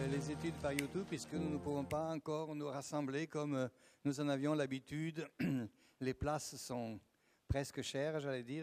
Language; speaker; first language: French; native; French